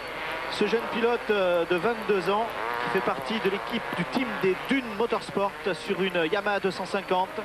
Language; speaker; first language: French; native; French